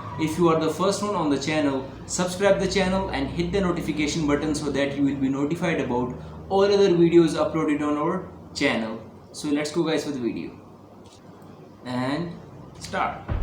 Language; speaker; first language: English; non-native, local second language; Urdu